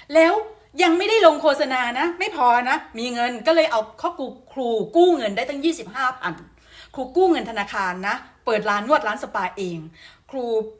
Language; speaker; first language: Thai; native; Thai